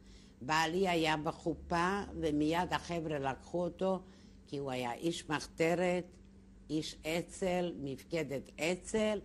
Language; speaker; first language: Hebrew; non-native, fluent; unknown